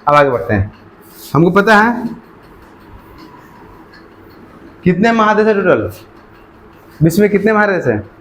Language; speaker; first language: Hindi; native; Hindi